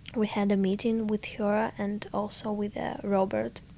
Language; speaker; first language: English; non-native, fluent; Ukrainian